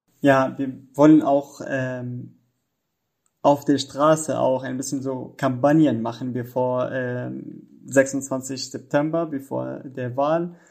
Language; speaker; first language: German; non-native, fluent; Arabic